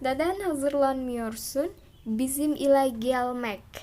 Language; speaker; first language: Turkish; non-native, fluent; Indonesian